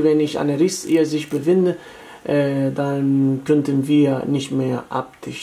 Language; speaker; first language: German; non-native, fluent; Italian